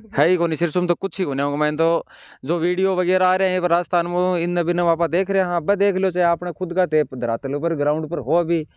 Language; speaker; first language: Hindi; native; Hindi